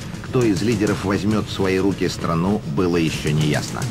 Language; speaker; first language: Russian; native; Russian